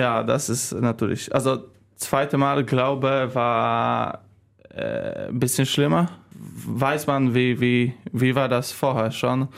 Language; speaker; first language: German; non-native, learner; Polish